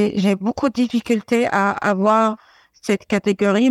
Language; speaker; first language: French; non-native, fluent; Arabic